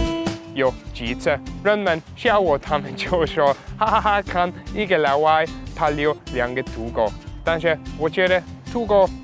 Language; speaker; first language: Chinese; non-native, learner; German